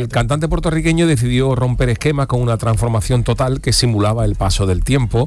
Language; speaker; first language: Spanish; native; Spanish